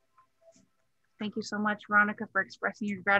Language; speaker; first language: English; native; English